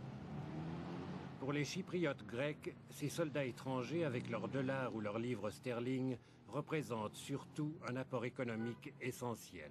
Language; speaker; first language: French; native; French